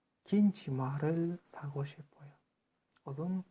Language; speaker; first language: Korean; non-native, fluent; Kazakh